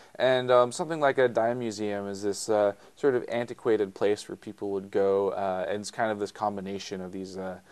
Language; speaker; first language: English; native; English